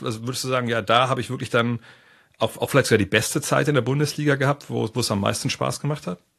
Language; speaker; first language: German; native; German